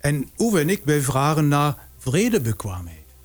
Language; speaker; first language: Dutch; non-native, fluent; German